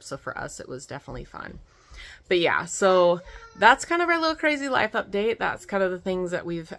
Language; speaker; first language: English; native; English